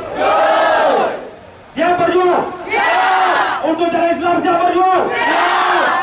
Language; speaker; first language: Malay; non-native, local second language; Achinese